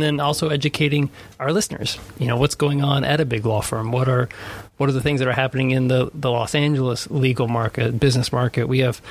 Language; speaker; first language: English; native; English